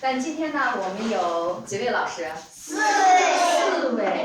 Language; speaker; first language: Chinese; native; Chinese